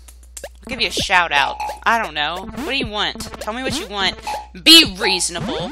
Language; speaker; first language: English; native; English